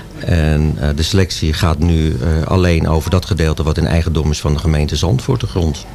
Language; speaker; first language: Dutch; native; Dutch